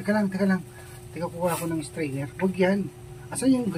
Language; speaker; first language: Filipino; native; Filipino